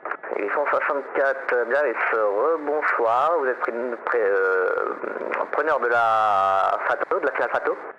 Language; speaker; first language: French; native; French